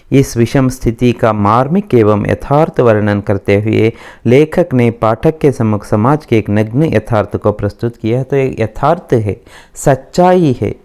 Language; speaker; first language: Hindi; non-native, local second language; Kannada